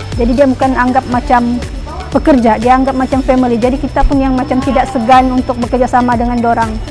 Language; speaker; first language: Malay; native; Malay